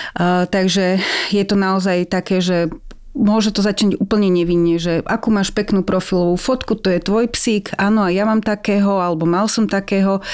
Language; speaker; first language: Slovak; native; Slovak